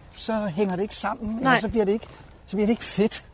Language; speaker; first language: Danish; native; Danish